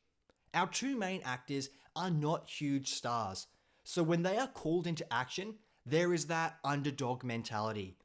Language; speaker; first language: English; native; English